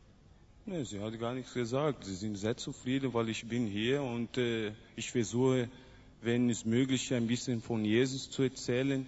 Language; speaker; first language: German; non-native, learner; Portuguese